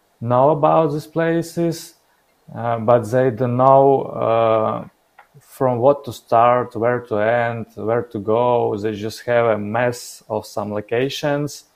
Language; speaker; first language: English; non-native, learner; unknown